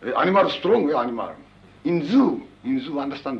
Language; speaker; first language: English; non-native, learner; Japanese